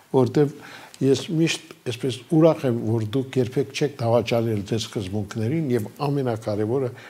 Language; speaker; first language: Armenian; native; Armenian